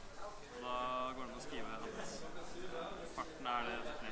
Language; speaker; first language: Norwegian; native; Norwegian